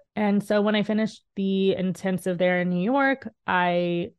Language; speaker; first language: English; native; English